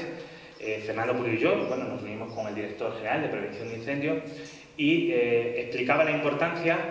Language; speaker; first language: Spanish; native; Spanish